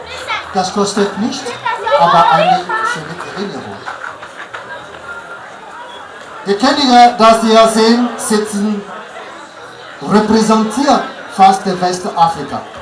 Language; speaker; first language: German; non-native, learner; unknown